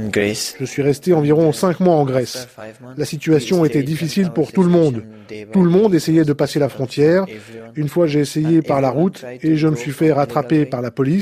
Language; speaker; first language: French; non-native, fluent; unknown